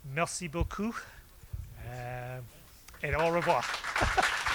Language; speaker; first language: French; non-native, learner; English